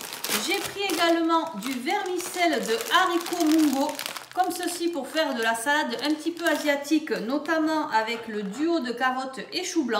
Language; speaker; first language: French; native; French